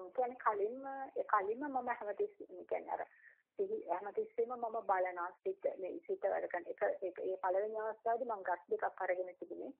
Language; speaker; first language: Sinhala; non-native, local second language; Tamil